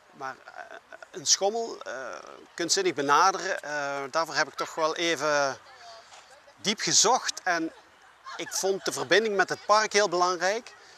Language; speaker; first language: Dutch; native; Dutch